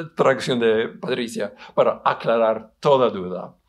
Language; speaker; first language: Spanish; non-native, fluent; English